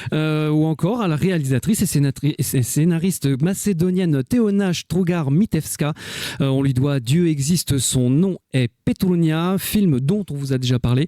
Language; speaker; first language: French; native; French